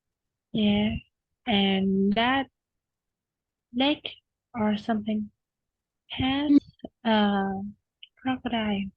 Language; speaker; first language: English; non-native, learner; Vietnamese